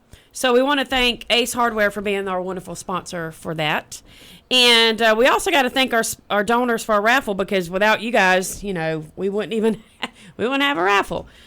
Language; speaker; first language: English; native; English